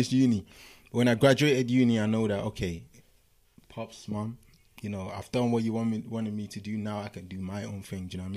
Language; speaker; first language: English; non-native, local second language; Yoruba